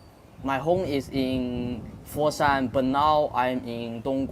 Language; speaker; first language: English; non-native, learner; Chinese